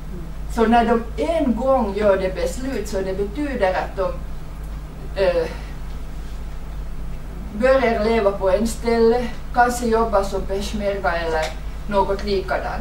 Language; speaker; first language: Swedish; non-native, fluent; Finnish